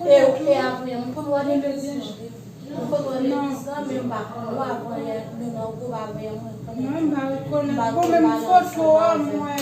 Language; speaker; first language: Portuguese; non-native, learner; Haitian Creole